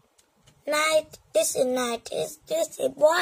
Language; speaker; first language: English; non-native, learner; Vietnamese